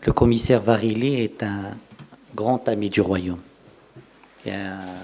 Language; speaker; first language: French; non-native, local second language; Arabic